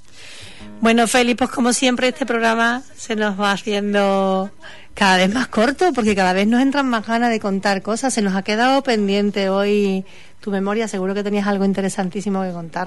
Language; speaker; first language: Spanish; native; Spanish